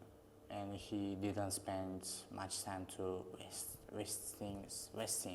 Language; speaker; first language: English; non-native, learner; Uzbek